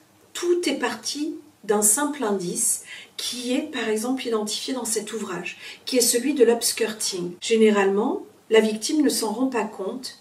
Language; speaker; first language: French; native; French